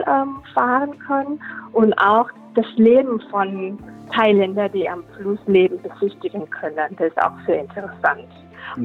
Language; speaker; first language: German; non-native, learner; Thai